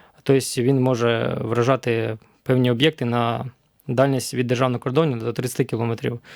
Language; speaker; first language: Ukrainian; native; Ukrainian